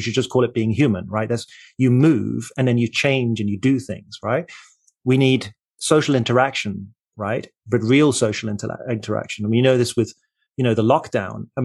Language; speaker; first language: English; native; English